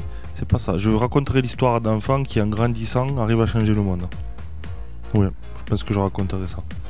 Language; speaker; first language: French; native; French